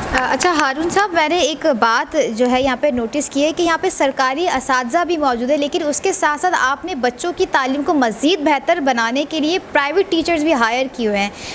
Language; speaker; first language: Urdu; native; Urdu